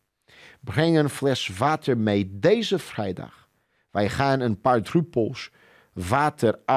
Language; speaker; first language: Dutch; non-native, fluent; Portuguese